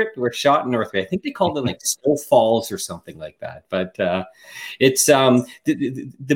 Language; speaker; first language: English; native; English